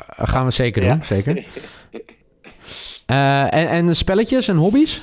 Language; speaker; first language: Dutch; native; Dutch